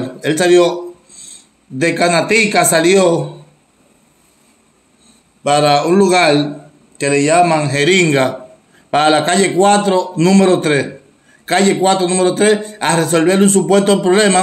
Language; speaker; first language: Spanish; native; Spanish